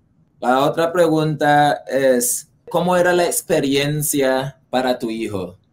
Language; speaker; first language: Spanish; early bilingual, heritage; Spanish